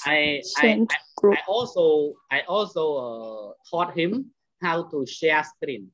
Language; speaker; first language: English; non-native, fluent; Khmer